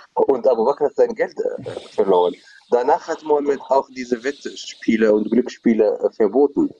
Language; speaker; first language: German; non-native, fluent; Berber languages